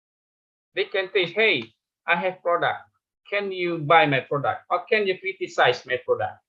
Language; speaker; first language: English; non-native, fluent; Indonesian